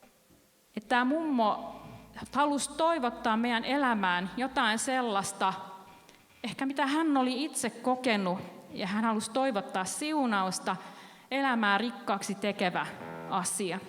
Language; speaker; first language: Finnish; native; Finnish